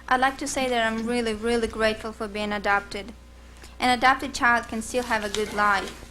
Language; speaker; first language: English; early bilingual, other home language; Russian